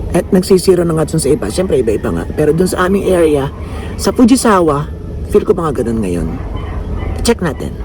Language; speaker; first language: Filipino; native; Filipino